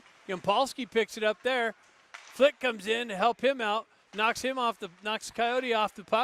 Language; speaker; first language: English; native; English